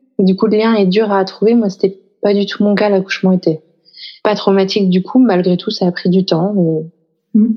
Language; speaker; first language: French; native; French